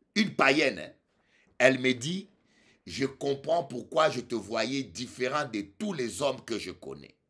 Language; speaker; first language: French; non-native, local second language; Lingala